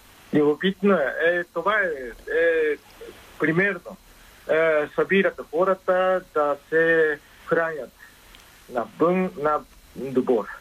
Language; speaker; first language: Bulgarian; non-native, learner; Japanese